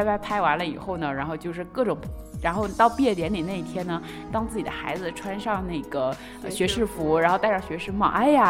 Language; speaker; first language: Chinese; native; Chinese